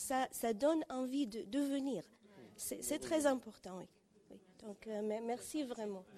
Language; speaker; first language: French; non-native, learner; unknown